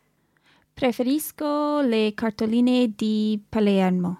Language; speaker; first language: Italian; non-native, learner; English